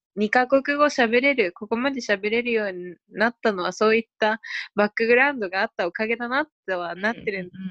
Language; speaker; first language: Japanese; early bilingual, other home language; Spanish